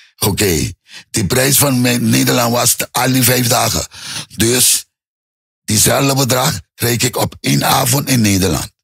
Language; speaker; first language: Dutch; non-native, local second language; Papiamento